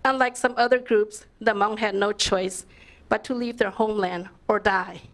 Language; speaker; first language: English; early bilingual, other home language; Lao